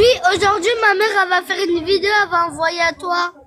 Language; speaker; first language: French; early bilingual, other home language; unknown